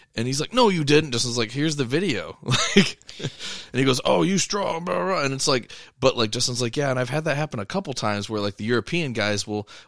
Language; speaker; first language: English; native; English